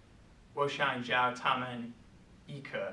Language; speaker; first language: Chinese; non-native, learner; English